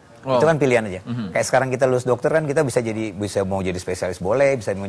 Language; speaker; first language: Indonesian; native; Indonesian